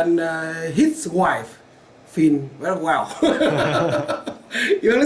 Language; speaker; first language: English; non-native, learner; Vietnamese